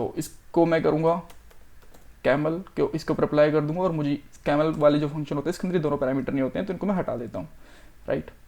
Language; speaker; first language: Hindi; native; Hindi